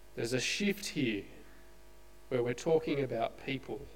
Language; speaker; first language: English; native; English